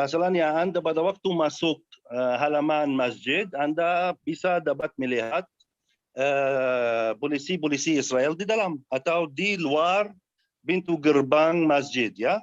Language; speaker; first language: Indonesian; non-native, learner; Arabic